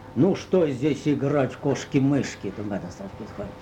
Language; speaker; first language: Russian; non-native, local second language; Ukrainian